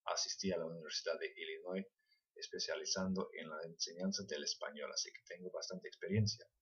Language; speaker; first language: Spanish; non-native, fluent; English